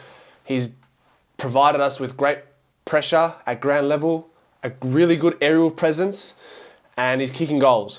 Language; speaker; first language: English; native; English